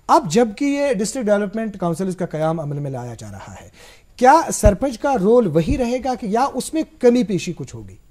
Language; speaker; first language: Hindi; non-native, local second language; Kashmiri